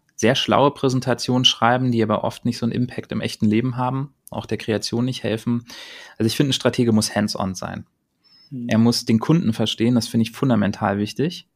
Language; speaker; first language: German; native; German